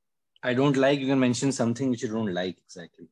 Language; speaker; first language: English; non-native, local second language; Hindi